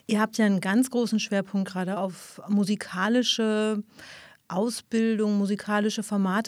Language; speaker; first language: German; native; German